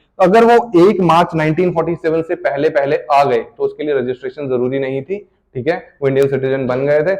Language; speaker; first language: Hindi; native; Hindi